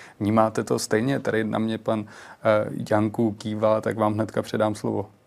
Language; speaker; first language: Czech; native; Czech